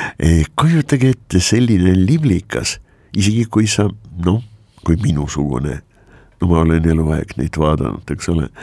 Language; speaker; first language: Estonian; non-native, local second language; Russian